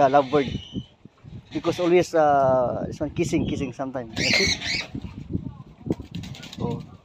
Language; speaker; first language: English; non-native, learner; Filipino